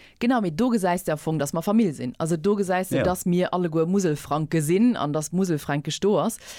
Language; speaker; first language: Luxembourgish; native; Luxembourgish